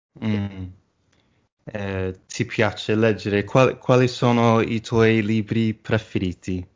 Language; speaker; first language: Italian; non-native, learner; English